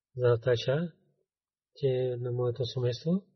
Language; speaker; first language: Bulgarian; non-native, learner; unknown